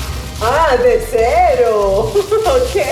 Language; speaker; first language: Spanish; native; Spanish